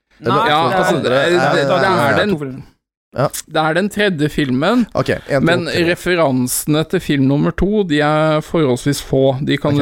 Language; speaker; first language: Norwegian; native; Norwegian